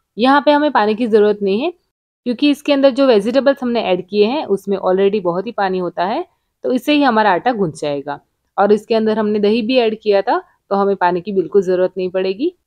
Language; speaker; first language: Hindi; non-native, local second language; Gujarati